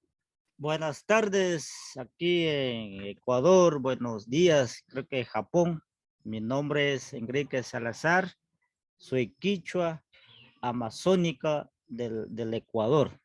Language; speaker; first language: Spanish; non-native, local second language; Quechua